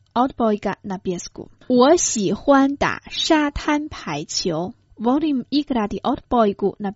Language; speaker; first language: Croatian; non-native, fluent; Chinese